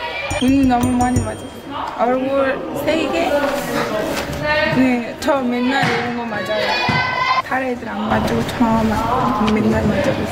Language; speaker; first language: Korean; non-native, learner; Mongolian